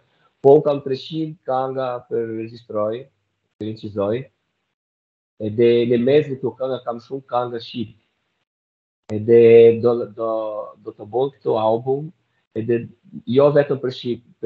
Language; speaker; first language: Albanian; non-native, learner; Portuguese